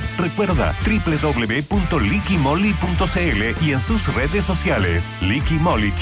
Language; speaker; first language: Spanish; native; Spanish